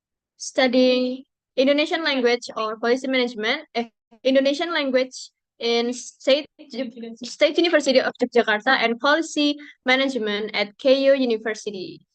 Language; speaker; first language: English; non-native, learner; Indonesian